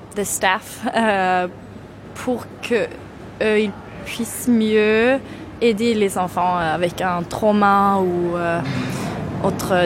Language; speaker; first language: French; non-native, fluent; Swedish